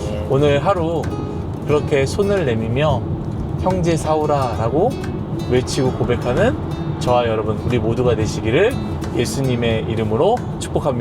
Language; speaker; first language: Korean; native; Korean